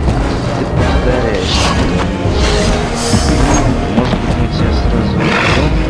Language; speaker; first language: Russian; native; Russian